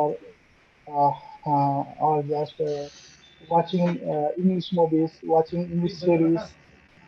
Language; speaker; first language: English; non-native, learner; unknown